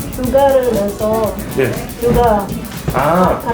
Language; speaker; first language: Korean; non-native, fluent; Russian